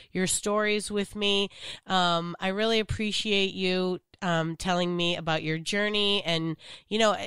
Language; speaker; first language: English; native; English